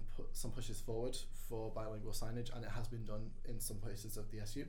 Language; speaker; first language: English; native; English